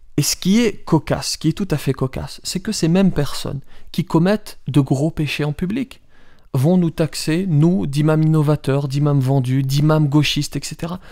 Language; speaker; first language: French; early bilingual, other home language; Riffian